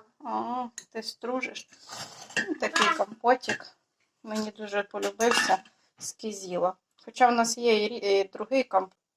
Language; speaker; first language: Ukrainian; non-native, local second language; Russian